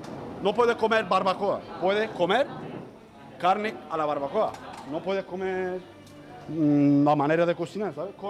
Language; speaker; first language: Spanish; non-native, learner; Turkish